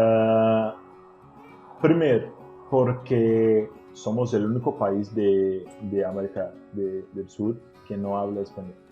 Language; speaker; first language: Spanish; non-native, fluent; Portuguese